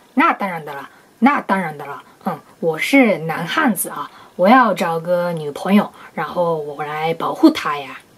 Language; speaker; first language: Chinese; non-native, fluent; Japanese